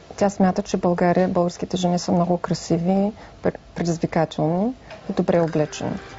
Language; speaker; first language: Bulgarian; native; Bulgarian